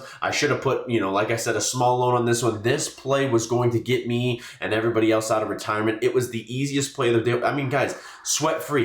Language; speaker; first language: English; native; English